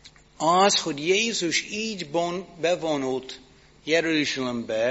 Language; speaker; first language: Hungarian; non-native, fluent; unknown